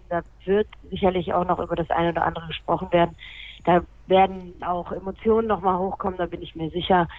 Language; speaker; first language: German; native; German